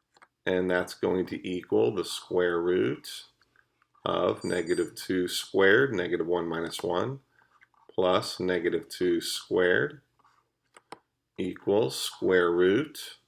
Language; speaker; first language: English; native; English